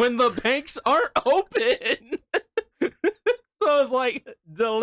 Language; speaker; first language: English; native; English